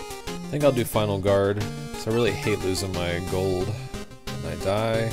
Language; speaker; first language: English; native; English